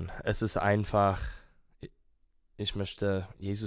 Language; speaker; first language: German; non-native, fluent; English